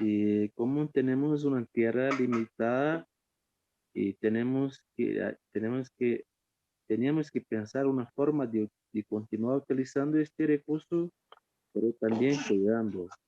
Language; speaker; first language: Spanish; non-native, fluent; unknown